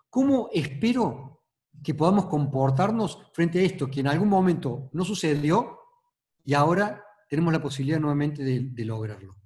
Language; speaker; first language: Spanish; native; Spanish